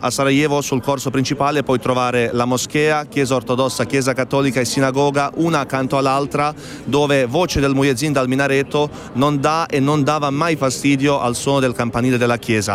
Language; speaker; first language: Italian; non-native, fluent; Bosnian